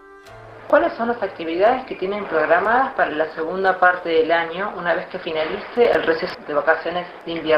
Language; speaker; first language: Spanish; non-native, fluent; Chinese